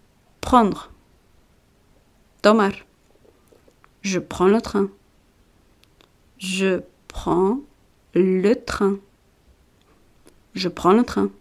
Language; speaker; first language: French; non-native, fluent; Spanish